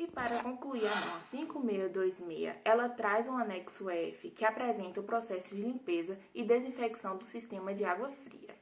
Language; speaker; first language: Portuguese; native; Portuguese